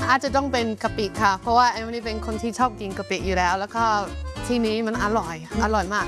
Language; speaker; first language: Thai; non-native, fluent; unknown